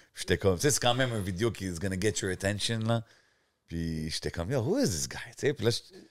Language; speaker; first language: French; native; French